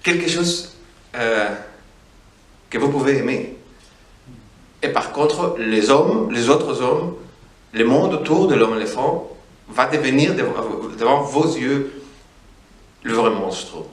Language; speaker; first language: French; non-native, fluent; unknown